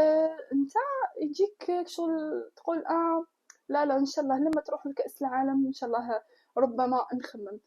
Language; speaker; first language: Arabic; native; Arabic